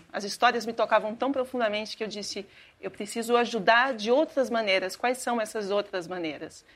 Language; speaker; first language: Portuguese; native; Portuguese